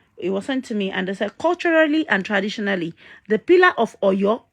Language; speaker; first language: English; non-native, local second language; Yoruba